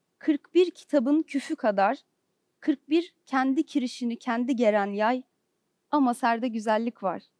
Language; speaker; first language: Turkish; native; Turkish